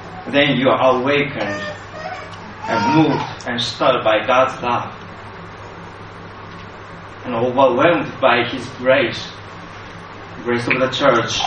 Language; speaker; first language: English; non-native, fluent; Japanese